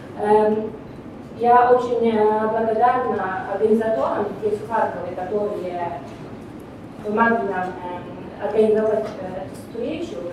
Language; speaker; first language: Russian; non-native, learner; Polish